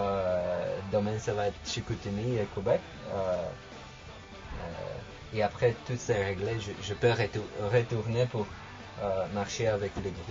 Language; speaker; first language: French; non-native, fluent; English